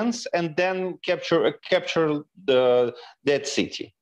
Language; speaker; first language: English; non-native, fluent; Ukrainian